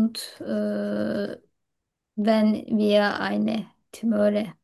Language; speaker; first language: German; non-native, learner; Turkish